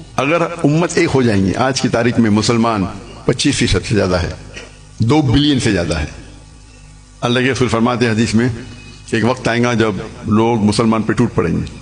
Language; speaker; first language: Urdu; non-native, local second language; Hindi